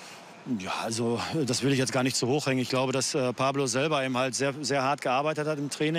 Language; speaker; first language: German; native; German